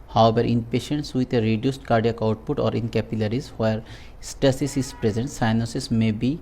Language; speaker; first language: English; non-native, local second language; Bangla